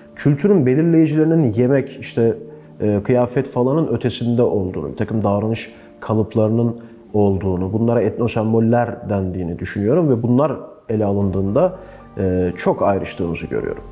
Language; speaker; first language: Turkish; native; Turkish